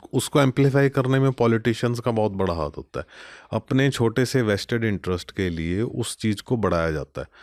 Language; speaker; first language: Hindi; non-native, local second language; Punjabi